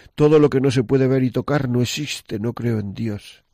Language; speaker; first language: Spanish; native; Spanish